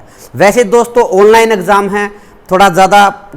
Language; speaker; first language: Hindi; native; Hindi